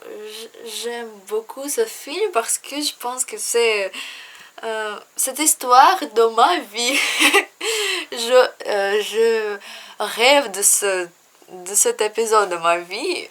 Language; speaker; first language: French; non-native, learner; Russian